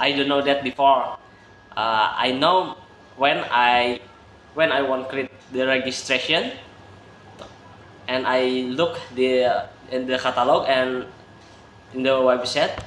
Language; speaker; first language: English; non-native, learner; Indonesian